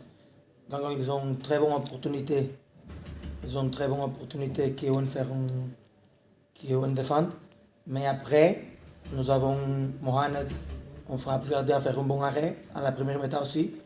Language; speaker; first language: French; non-native, learner; Portuguese